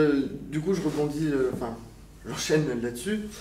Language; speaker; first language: French; native; French